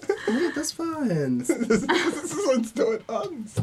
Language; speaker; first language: German; non-native, fluent; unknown